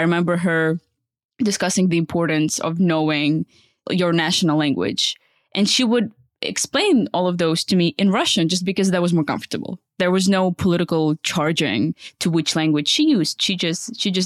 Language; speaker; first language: English; early bilingual, other home language; Russian